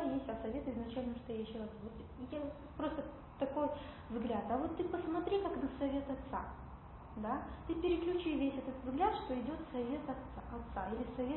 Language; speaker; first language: Russian; native; Russian